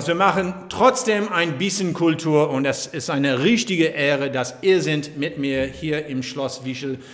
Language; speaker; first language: German; non-native, fluent; English